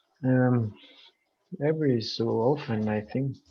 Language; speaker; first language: English; non-native, learner; Spanish